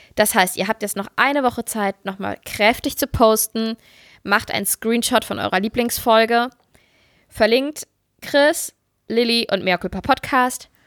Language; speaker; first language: German; native; German